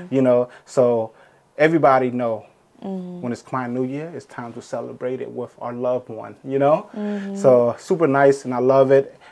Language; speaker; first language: English; native; English